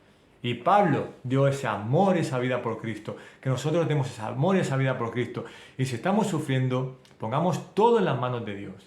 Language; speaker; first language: Spanish; native; Spanish